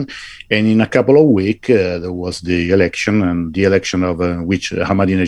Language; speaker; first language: English; non-native, fluent; Italian